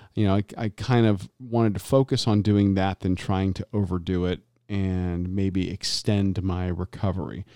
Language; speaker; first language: English; native; English